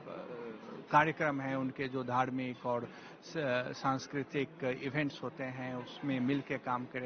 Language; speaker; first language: Hindi; native; Hindi